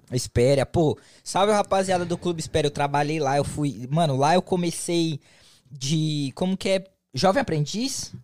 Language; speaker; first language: Portuguese; native; Portuguese